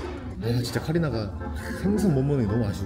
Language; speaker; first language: Korean; native; Korean